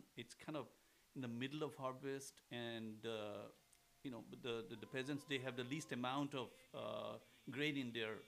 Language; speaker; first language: English; non-native, local second language; Assamese